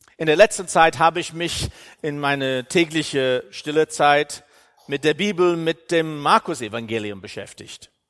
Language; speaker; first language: German; non-native, fluent; English